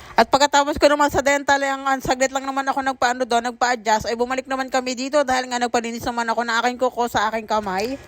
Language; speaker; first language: Filipino; native; Filipino